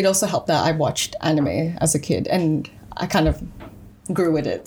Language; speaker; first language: English; early bilingual, other home language; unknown